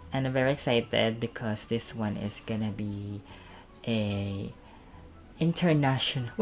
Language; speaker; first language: English; non-native, local second language; Filipino